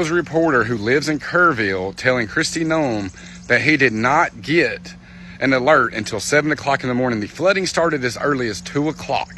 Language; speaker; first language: English; native; English